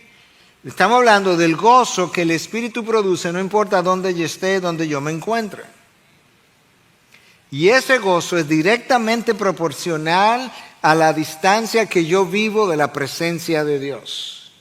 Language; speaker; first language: Spanish; native; Spanish